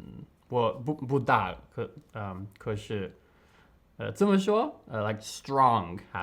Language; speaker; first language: Chinese; non-native, learner; English